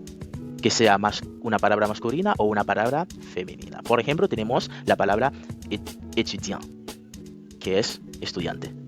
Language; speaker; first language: Spanish; non-native, fluent; French